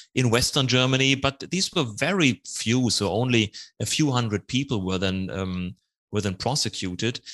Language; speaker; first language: English; non-native, fluent; German